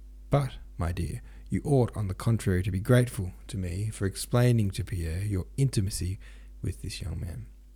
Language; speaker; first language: English; native; English